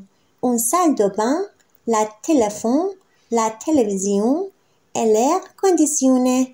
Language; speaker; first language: French; non-native, fluent; Persian